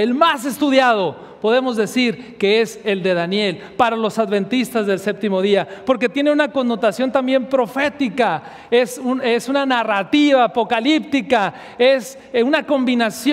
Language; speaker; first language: Spanish; native; Spanish